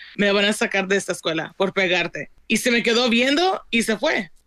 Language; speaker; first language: Spanish; early bilingual, heritage; Spanish